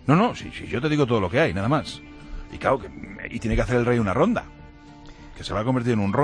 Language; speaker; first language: Spanish; native; Spanish